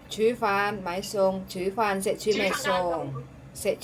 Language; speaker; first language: Cantonese; non-native, learner; Indonesian